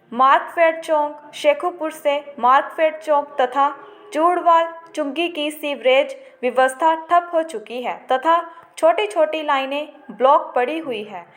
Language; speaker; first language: Hindi; non-native, local second language; Punjabi